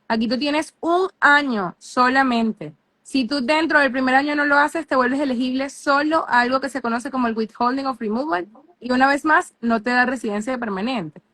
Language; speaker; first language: Spanish; native; Spanish